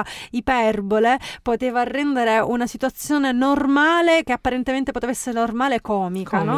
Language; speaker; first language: Italian; native; Italian